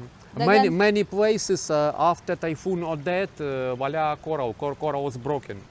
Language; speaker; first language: English; non-native, learner; Ukrainian